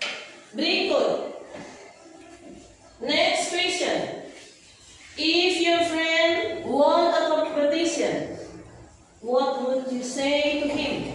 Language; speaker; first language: English; non-native, fluent; Indonesian